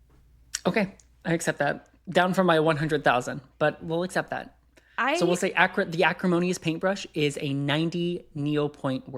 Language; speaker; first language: English; native; English